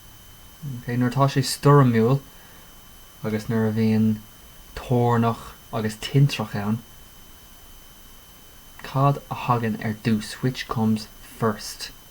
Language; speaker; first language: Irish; non-native, local second language; English